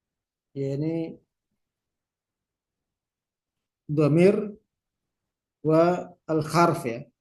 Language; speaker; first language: Arabic; non-native, fluent; Indonesian